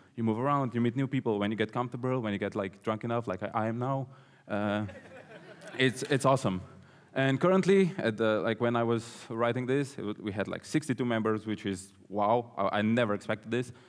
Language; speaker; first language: English; non-native, fluent; Slovenian